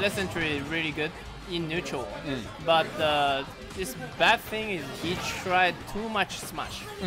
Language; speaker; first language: English; non-native, learner; Chinese